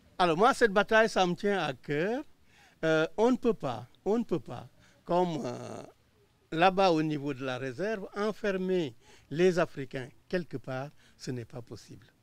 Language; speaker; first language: French; non-native, local second language; Wolof